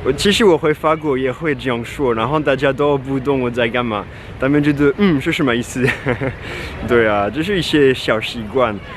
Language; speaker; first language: Chinese; non-native, fluent; French